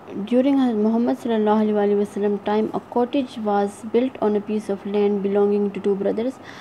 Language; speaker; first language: English; non-native, local second language; Urdu